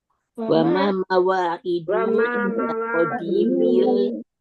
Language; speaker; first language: Arabic; non-native, learner; Indonesian